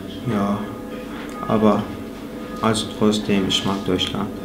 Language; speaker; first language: German; non-native, fluent; Arabic